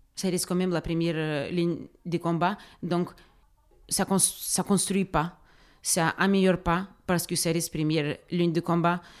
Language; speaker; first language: French; non-native, fluent; Ukrainian